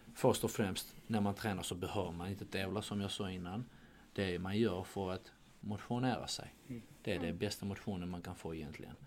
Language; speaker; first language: Swedish; non-native, fluent; Georgian